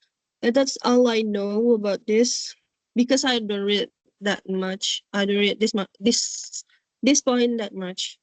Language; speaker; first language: English; non-native, learner; Indonesian